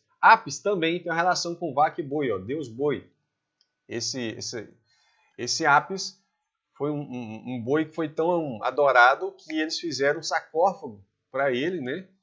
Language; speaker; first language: Portuguese; native; Portuguese